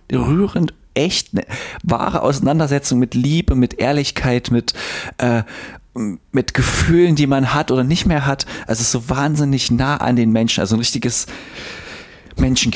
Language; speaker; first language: German; native; German